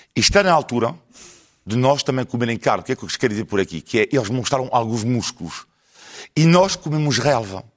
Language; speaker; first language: Portuguese; non-native, fluent; French